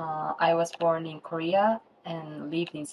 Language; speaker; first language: English; non-native, fluent; Korean